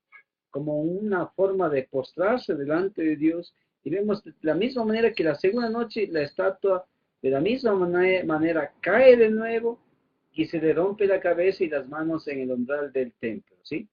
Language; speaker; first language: Spanish; native; Spanish